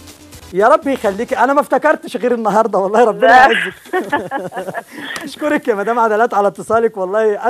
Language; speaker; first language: Arabic; native; Arabic